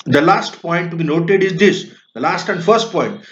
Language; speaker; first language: English; non-native, local second language; Marathi